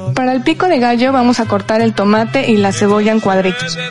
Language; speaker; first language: Spanish; native; Spanish